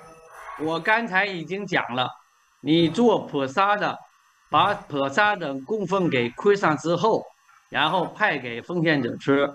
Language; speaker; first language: Chinese; native; Chinese